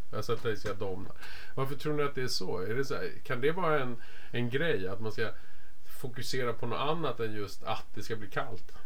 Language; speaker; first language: Swedish; native; Swedish